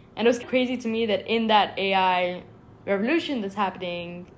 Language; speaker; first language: English; non-native, fluent; Arabic